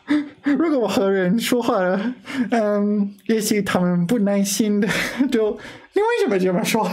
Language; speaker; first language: Chinese; non-native, fluent; English